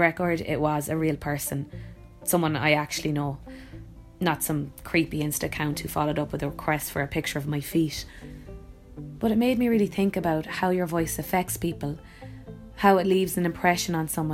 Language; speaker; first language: English; native; English